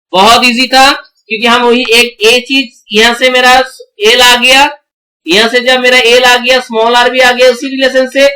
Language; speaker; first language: Hindi; non-native, local second language; Bangla